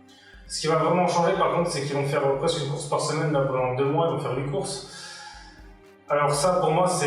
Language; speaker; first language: French; native; French